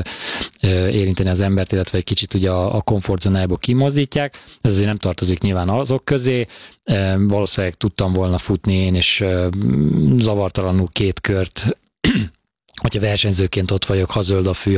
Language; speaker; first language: Hungarian; native; Hungarian